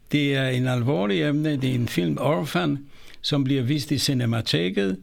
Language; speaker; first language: Danish; non-native, fluent; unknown